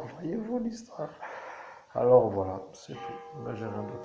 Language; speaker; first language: French; native; French